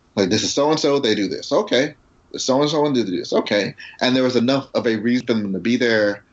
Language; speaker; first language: English; native; English